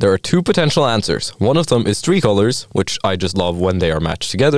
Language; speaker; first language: English; non-native, fluent; Norwegian